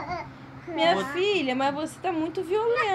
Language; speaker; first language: Portuguese; native; Portuguese